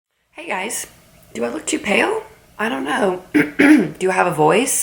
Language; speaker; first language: English; native; English